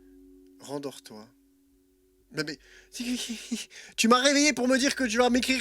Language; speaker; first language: French; native; French